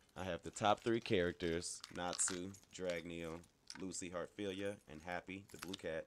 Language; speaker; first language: English; native; English